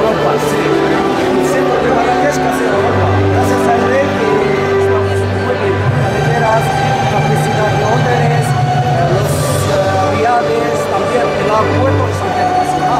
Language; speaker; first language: Spanish; non-native, learner; Arabic